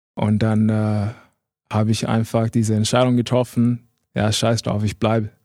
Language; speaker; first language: German; non-native, fluent; English